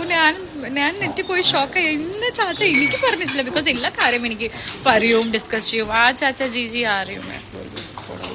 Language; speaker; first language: Malayalam; non-native, learner; Hindi